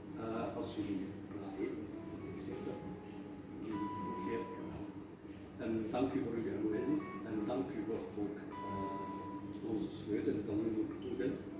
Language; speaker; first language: Dutch; non-native, learner; Kurdish